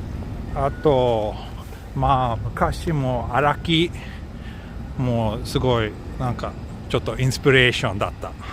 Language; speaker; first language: Japanese; non-native, fluent; Swedish